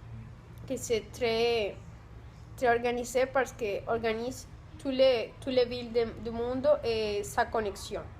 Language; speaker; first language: French; non-native, learner; Spanish